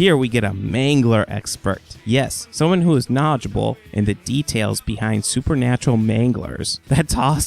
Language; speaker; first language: English; native; English